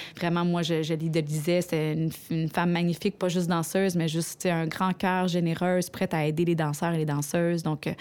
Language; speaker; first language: French; native; French